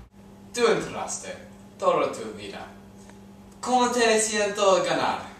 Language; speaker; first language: Spanish; non-native, learner; English